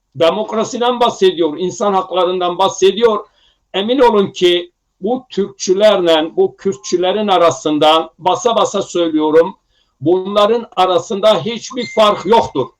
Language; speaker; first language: Turkish; non-native, local second language; Zaza